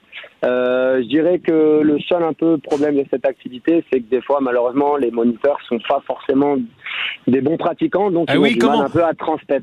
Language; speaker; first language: French; native; French